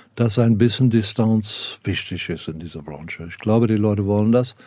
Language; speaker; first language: German; non-native, fluent; Afrikaans